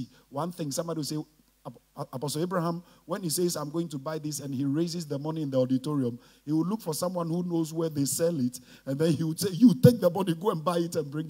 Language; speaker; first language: English; non-native, local second language; Ga